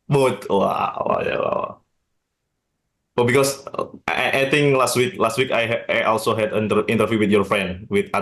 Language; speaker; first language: English; non-native, learner; Indonesian